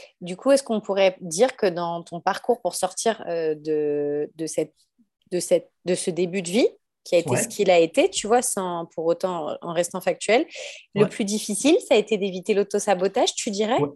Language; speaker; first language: French; native; French